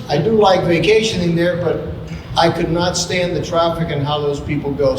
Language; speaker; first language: English; non-native, fluent; Spanish